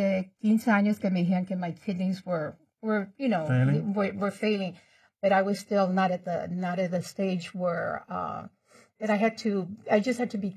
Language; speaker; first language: Spanish; early bilingual, heritage; Spanish